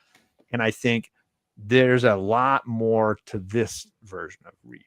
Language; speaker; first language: English; native; English